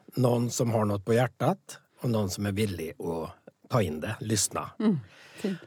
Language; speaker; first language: Swedish; native; Swedish